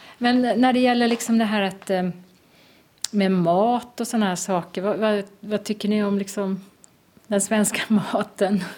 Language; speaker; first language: Swedish; native; Swedish